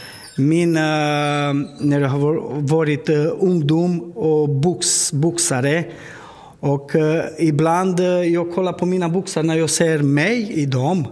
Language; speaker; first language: Swedish; non-native, learner; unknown